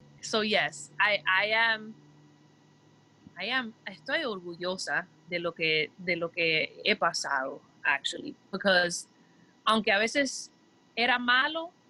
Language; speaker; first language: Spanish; early bilingual, heritage; Spanish